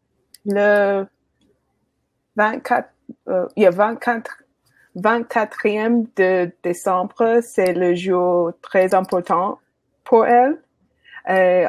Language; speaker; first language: French; non-native, learner; English